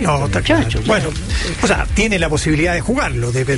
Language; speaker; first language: Spanish; native; Spanish